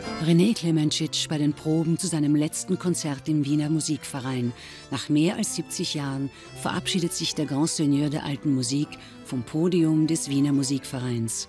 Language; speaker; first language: German; native; German